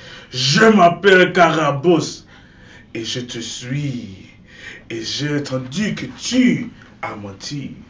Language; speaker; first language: French; non-native, learner; English